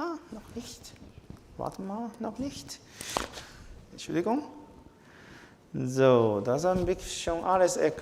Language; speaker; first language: German; non-native, learner; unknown